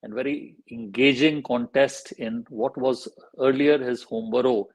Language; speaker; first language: English; non-native, local second language; Punjabi